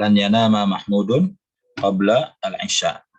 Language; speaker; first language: Arabic; non-native, fluent; Indonesian